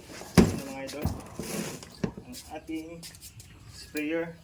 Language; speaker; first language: Filipino; native; Filipino